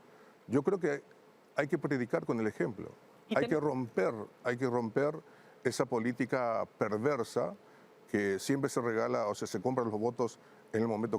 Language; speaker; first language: Spanish; native; Spanish